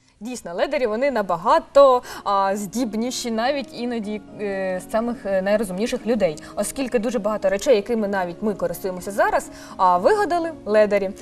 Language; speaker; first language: Ukrainian; native; Ukrainian